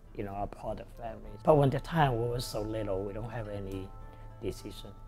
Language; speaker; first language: English; non-native, local second language; Cantonese